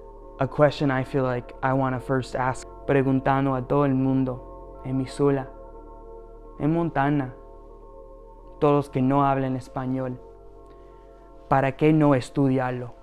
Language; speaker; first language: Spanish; non-native, fluent; English